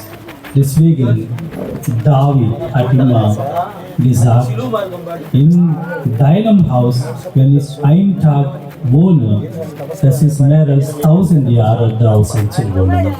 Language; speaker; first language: German; non-native, fluent; Telugu